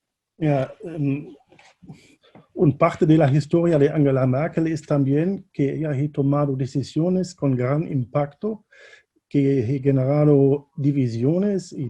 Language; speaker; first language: Spanish; non-native, fluent; German